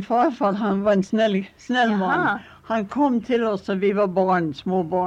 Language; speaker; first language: Swedish; early bilingual, heritage; Swedish